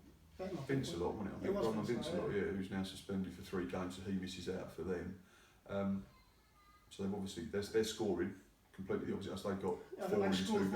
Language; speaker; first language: English; native; English